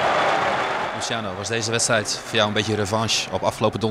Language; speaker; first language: Dutch; native; Dutch